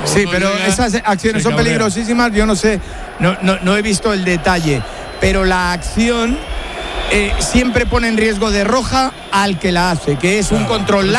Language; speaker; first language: Spanish; native; Spanish